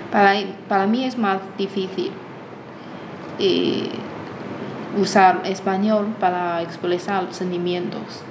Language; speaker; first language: Spanish; non-native, fluent; Chinese